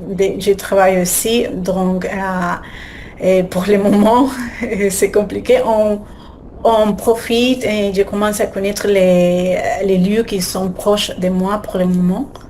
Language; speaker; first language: French; non-native, learner; Spanish